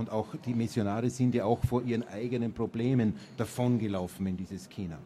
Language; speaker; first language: German; native; German